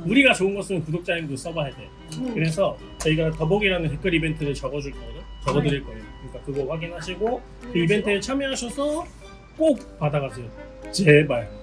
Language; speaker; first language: Korean; native; Korean